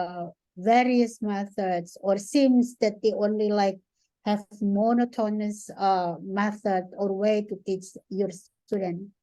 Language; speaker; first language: English; non-native, fluent; Indonesian